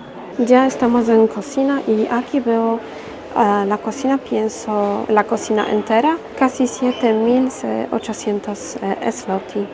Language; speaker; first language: Spanish; non-native, fluent; Polish